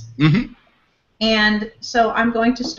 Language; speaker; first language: English; native; English